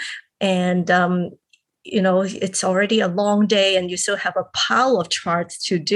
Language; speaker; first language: English; non-native, local second language; Cantonese